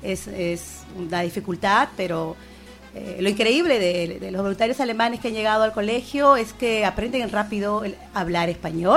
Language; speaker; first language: Spanish; native; Spanish